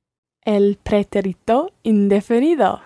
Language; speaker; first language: Spanish; non-native, learner; English